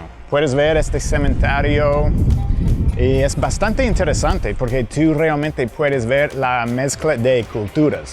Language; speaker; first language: Spanish; non-native, fluent; English